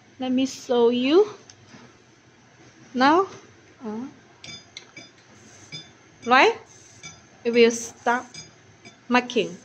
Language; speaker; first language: English; non-native, learner; Chinese